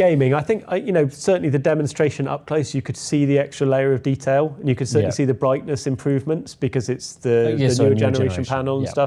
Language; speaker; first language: English; native; English